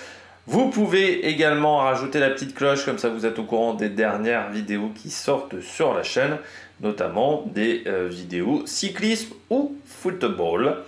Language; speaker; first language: French; native; French